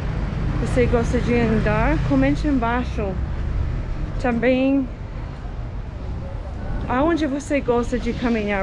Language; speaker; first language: Portuguese; non-native, fluent; English